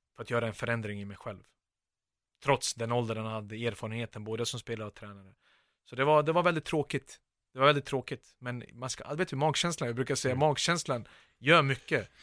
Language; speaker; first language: Swedish; early bilingual, other home language; Bosnian